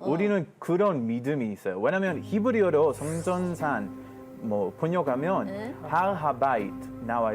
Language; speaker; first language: Korean; non-native, fluent; Hebrew